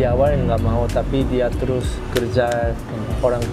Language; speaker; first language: Indonesian; non-native, fluent; Korean